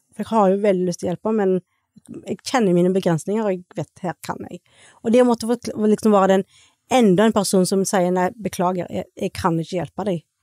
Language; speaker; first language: Norwegian; native; Norwegian